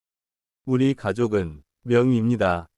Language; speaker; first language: Korean; non-native, learner; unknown